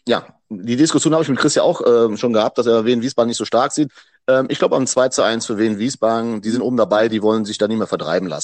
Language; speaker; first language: German; native; German